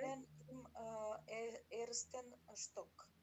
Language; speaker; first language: German; non-native, learner; Macedonian